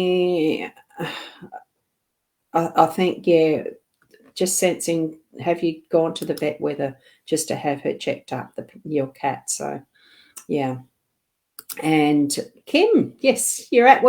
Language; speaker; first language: English; native; English